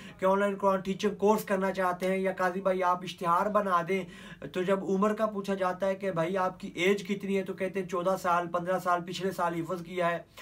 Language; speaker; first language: Urdu; non-native, local second language; Punjabi